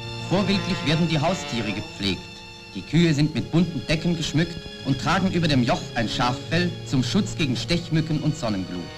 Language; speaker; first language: German; native; German